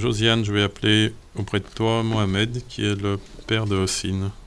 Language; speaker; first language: French; native; French